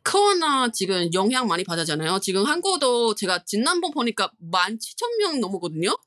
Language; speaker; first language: Korean; non-native, fluent; Chinese